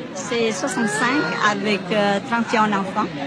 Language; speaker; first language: French; non-native, local second language; Vietnamese